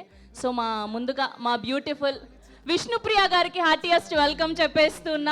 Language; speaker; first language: Telugu; native; Telugu